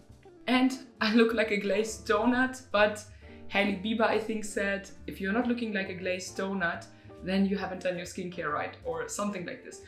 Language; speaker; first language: English; non-native, fluent; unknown